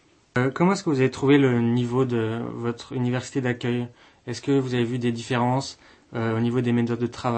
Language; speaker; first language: French; native; French